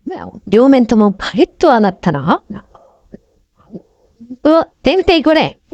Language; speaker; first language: Japanese; native; Japanese